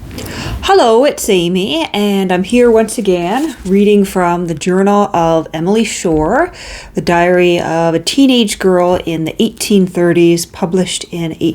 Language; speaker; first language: English; native; English